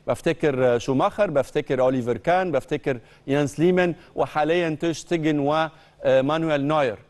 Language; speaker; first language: Arabic; native; Arabic